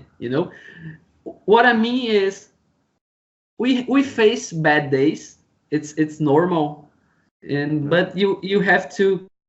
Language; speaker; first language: English; non-native, learner; Portuguese